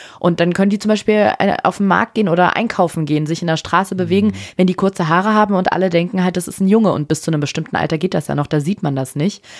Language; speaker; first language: German; native; German